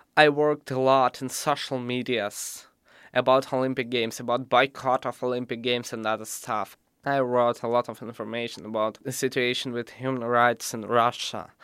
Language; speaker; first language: English; non-native, fluent; Russian